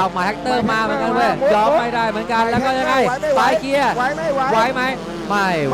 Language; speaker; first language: Thai; native; Thai